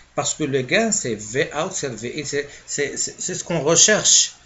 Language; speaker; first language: French; non-native, local second language; Arabic